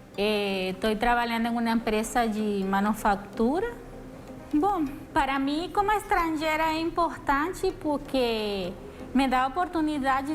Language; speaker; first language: Portuguese; non-native, learner; Spanish